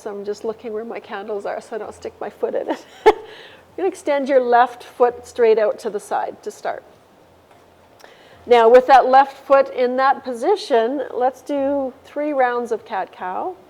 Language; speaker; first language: English; native; English